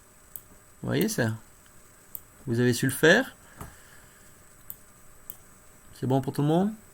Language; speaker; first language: French; native; French